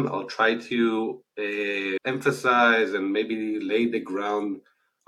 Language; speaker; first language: English; non-native, fluent; Hebrew